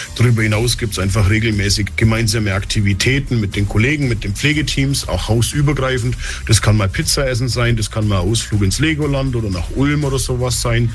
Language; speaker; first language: German; native; German